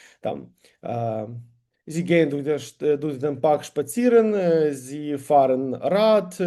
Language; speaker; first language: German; non-native, learner; Ukrainian